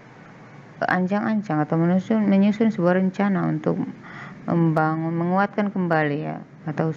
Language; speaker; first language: Indonesian; native; Indonesian